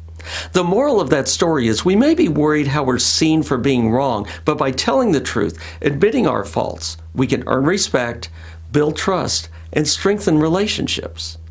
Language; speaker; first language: English; native; English